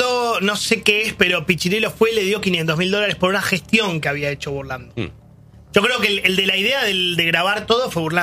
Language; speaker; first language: Spanish; native; Spanish